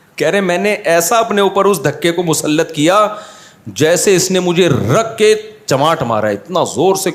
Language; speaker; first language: Urdu; native; Urdu